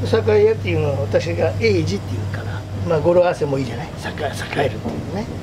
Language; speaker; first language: Japanese; native; Japanese